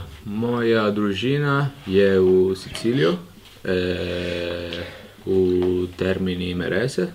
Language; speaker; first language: Slovenian; non-native, learner; Italian